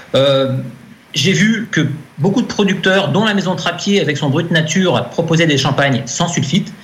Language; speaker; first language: French; native; French